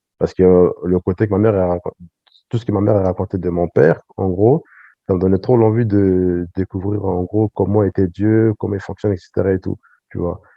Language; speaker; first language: French; early bilingual, other home language; Sango